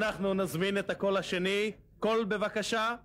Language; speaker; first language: Hebrew; native; Hebrew